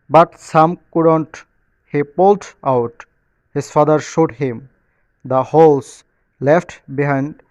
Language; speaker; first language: English; non-native, local second language; Bangla